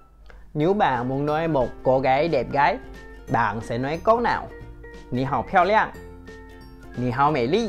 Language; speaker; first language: Vietnamese; non-native, fluent; Chinese